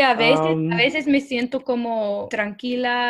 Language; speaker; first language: Spanish; non-native, fluent; English